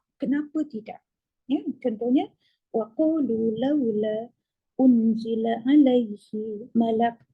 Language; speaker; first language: Malay; native; Malay